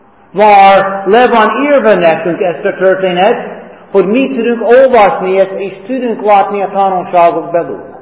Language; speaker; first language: Hungarian; non-native, fluent; English